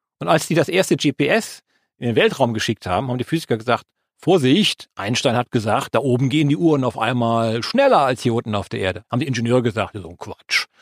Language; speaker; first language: German; native; German